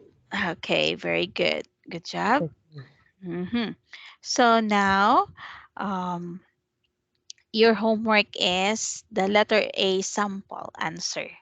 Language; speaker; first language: English; non-native, fluent; Vietnamese